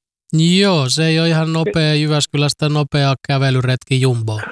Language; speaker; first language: Finnish; native; Finnish